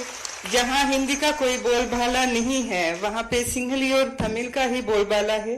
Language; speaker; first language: Hindi; non-native, fluent; Sinhala